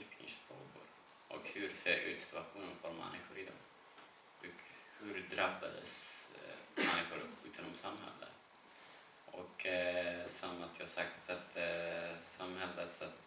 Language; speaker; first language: Swedish; non-native, learner; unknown